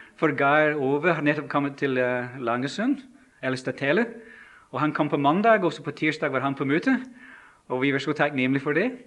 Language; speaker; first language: Norwegian; non-native, fluent; English